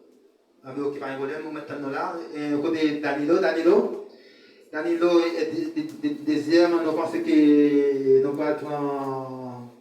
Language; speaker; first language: French; non-native, learner; Haitian Creole